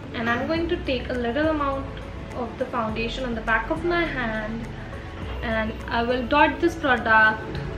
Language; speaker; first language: English; non-native, local second language; Hindi